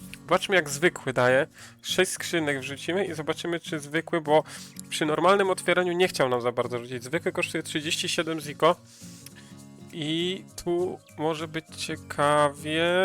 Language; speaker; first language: Polish; native; Polish